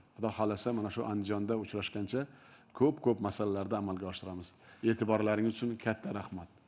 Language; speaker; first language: Uzbek; native; Uzbek